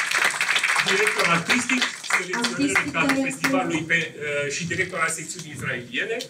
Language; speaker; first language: Romanian; native; Romanian